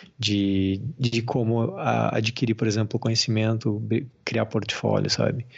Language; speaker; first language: Portuguese; native; Portuguese